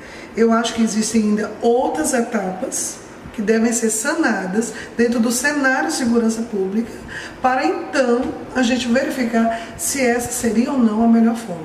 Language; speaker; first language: Portuguese; native; Portuguese